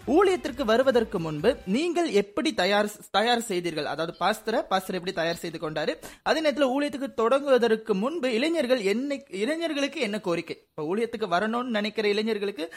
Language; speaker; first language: Tamil; native; Tamil